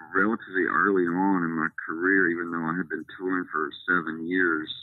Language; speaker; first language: English; native; English